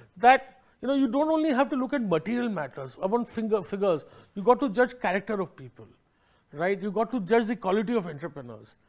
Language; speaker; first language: English; non-native, local second language; Hindi